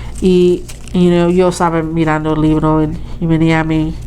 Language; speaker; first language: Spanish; early bilingual, heritage; Spanish